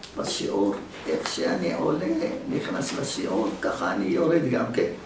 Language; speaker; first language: Hebrew; early bilingual, other home language; Arabic